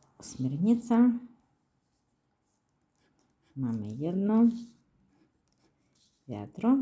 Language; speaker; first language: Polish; non-native, learner; Ukrainian